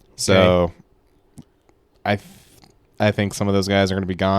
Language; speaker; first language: English; native; English